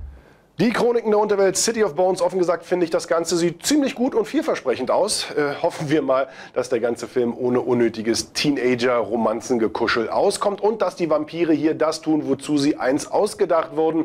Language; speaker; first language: German; native; German